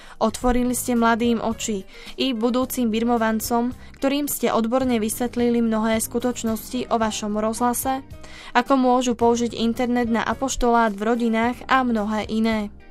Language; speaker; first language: Slovak; native; Slovak